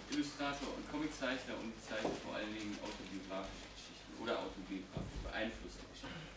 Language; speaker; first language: German; native; German